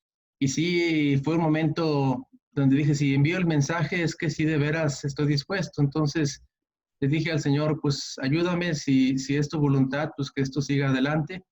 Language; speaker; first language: Spanish; native; Spanish